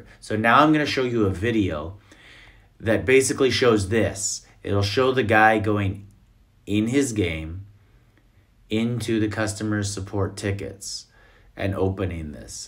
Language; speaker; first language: English; native; English